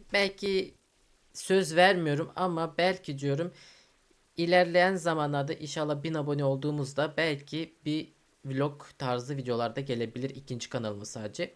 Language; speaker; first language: Turkish; early bilingual, heritage; Turkish